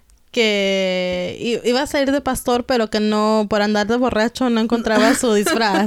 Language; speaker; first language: Spanish; early bilingual, heritage; Spanish